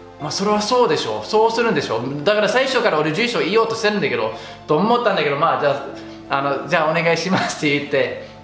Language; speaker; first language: Japanese; non-native, fluent; English